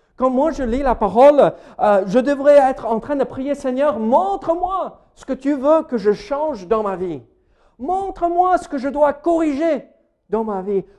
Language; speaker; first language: French; non-native, fluent; English